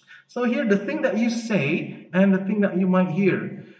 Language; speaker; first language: English; non-native, fluent; Indonesian